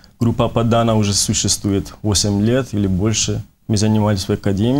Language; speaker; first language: Russian; non-native, fluent; Persian